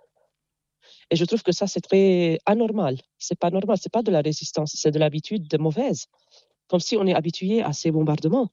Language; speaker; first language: French; non-native, local second language; Arabic